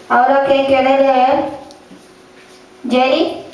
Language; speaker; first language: Spanish; non-native, learner; Korean